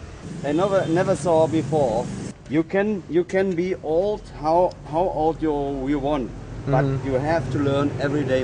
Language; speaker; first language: English; non-native, learner; German